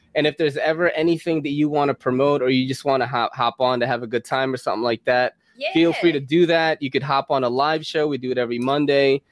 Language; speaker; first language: English; early bilingual, other home language; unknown